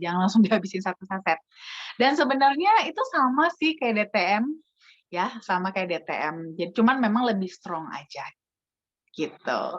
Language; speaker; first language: Indonesian; native; Indonesian